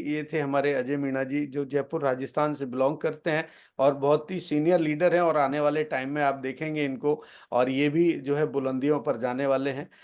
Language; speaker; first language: Hindi; native; Hindi